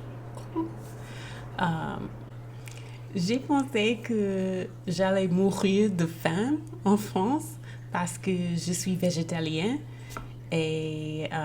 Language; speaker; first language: French; non-native, learner; English